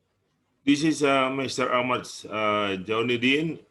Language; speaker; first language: English; non-native, learner; Indonesian